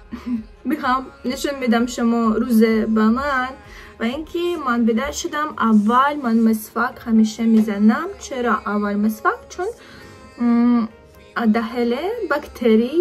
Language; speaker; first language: Persian; non-native, learner; Turkish